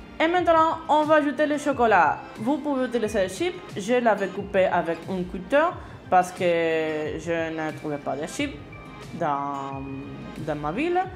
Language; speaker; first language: French; non-native, learner; Spanish